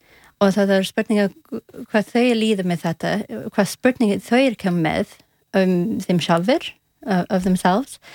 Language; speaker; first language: Icelandic; non-native, learner; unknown